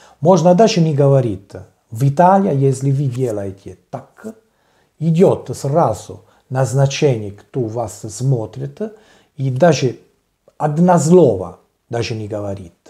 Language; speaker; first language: Russian; non-native, learner; Italian